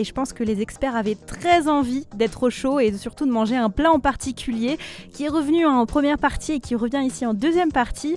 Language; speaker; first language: French; native; French